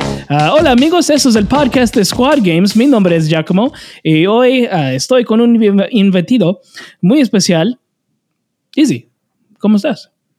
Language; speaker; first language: Spanish; non-native, learner; English